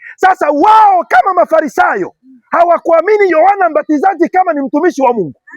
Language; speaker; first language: Swahili; non-native, local second language; Lingala